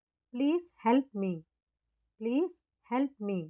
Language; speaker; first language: English; non-native, local second language; Tamil